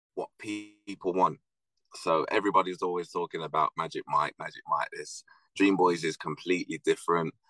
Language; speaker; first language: English; native; English